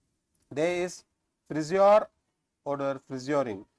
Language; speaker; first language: German; non-native, learner; Tamil